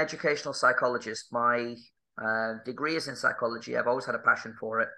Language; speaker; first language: English; native; English